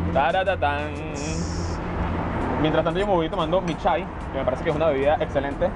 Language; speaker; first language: Spanish; native; Spanish